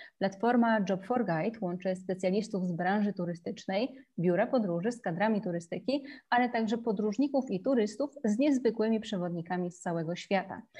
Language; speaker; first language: Polish; native; Polish